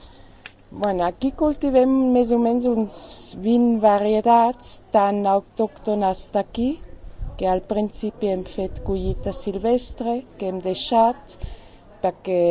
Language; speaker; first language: Catalan; non-native, fluent; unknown